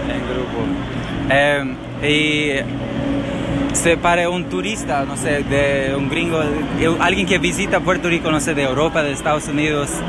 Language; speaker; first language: Spanish; non-native, learner; English